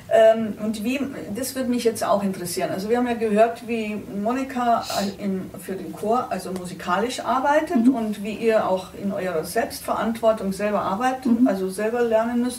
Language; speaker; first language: German; native; German